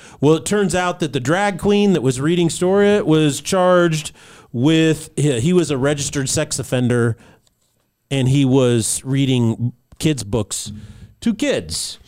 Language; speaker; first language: English; native; English